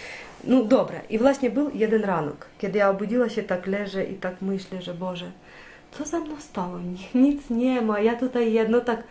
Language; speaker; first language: Polish; non-native, learner; Ukrainian